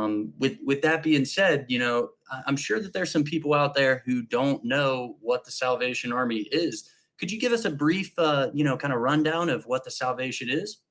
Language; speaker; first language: English; native; English